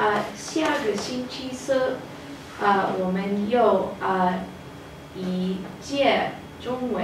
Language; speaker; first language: Chinese; non-native, learner; English